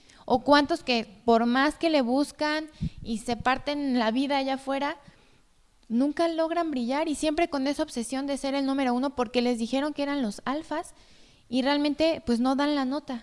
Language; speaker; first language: Spanish; native; Spanish